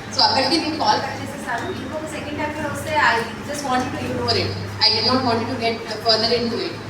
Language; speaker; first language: English; non-native, local second language; Telugu